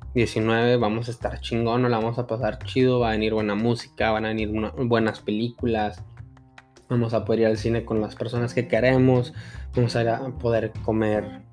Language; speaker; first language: Spanish; early bilingual, heritage; Spanish